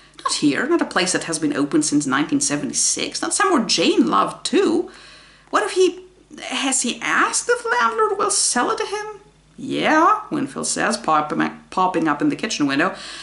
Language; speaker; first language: English; non-native, fluent; Greek